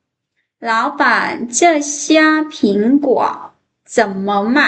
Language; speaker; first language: Chinese; non-native, fluent; Lao